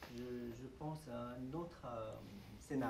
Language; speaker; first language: French; non-native, fluent; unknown